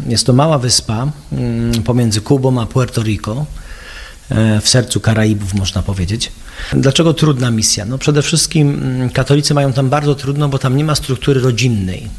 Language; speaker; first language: Polish; early bilingual, heritage; Polish